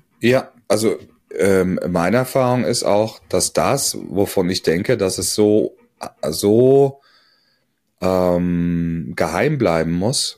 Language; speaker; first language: German; native; German